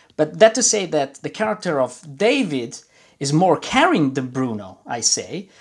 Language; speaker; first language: English; non-native, fluent; Italian